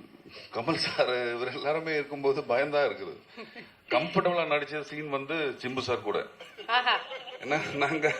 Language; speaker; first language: Tamil; non-native, learner; Malayalam